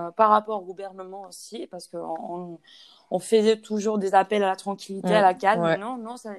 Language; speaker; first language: French; non-native, fluent; Spanish